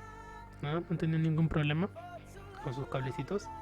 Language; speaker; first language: Spanish; native; Spanish